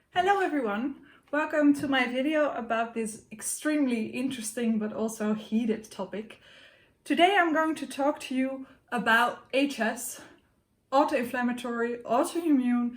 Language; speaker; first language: English; non-native, fluent; Dutch